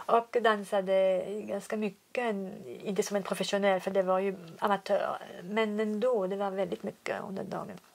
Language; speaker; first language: Swedish; non-native, fluent; French